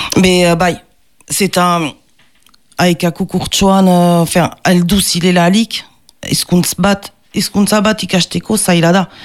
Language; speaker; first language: Basque; non-native, local second language; French